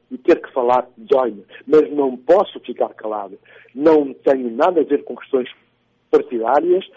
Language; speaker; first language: Portuguese; non-native, local second language; Upper Guinea Crioulo